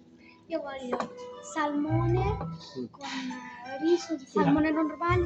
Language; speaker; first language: Italian; early bilingual, other home language; Bangla